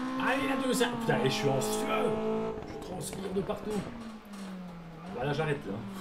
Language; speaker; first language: French; native; French